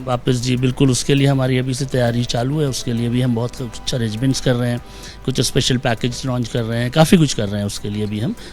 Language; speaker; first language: Hindi; native; Hindi